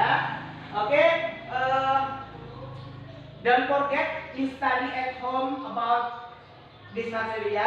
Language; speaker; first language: English; non-native, learner; Indonesian